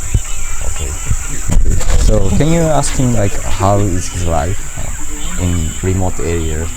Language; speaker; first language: English; non-native, fluent; Japanese